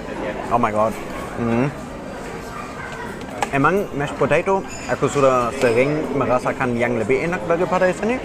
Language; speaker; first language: Indonesian; non-native, fluent; German